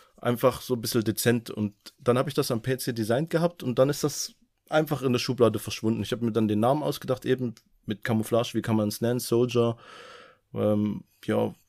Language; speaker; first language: German; native; German